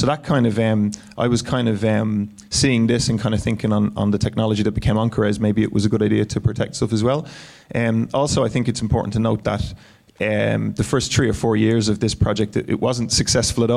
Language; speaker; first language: English; native; English